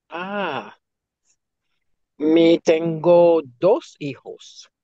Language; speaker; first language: Spanish; non-native, learner; English